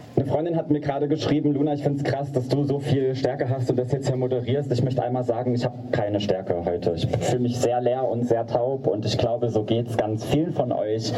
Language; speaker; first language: German; native; German